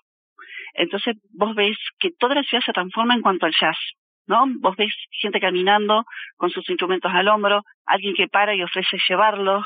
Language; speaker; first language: Spanish; native; Spanish